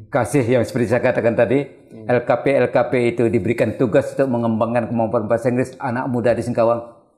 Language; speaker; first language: Indonesian; non-native, local second language; Malay